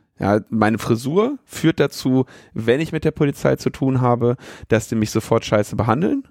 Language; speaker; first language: German; native; German